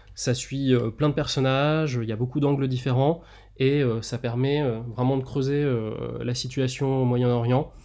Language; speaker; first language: French; native; French